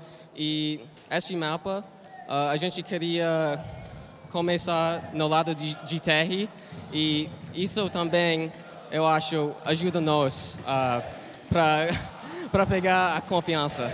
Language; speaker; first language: Portuguese; non-native, learner; English